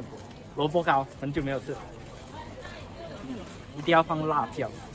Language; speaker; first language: Chinese; native; Chinese